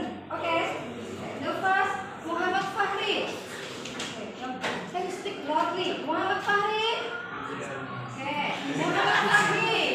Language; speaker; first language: English; non-native, learner; Indonesian